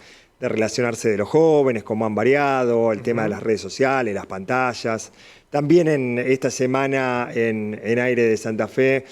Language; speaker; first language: Spanish; native; Spanish